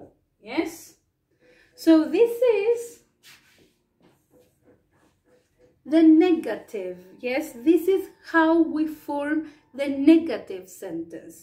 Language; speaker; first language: English; non-native, fluent; Spanish